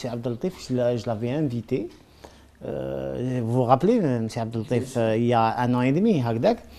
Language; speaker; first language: French; non-native, local second language; Arabic